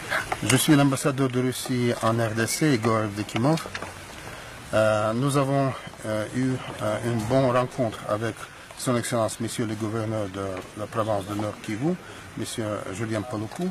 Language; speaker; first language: French; non-native, learner; Russian